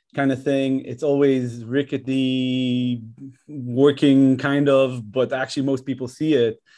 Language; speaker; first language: English; non-native, fluent; Hebrew